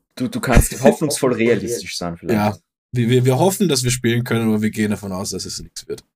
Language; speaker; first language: German; non-native, fluent; Danish